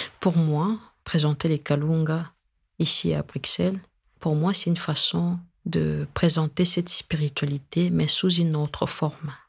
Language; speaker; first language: French; non-native, local second language; Lingala